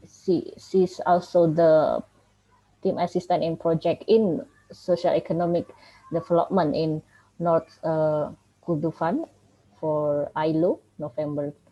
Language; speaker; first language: English; non-native, learner; Indonesian